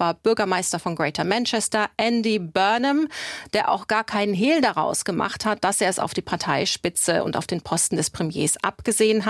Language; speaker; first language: German; native; German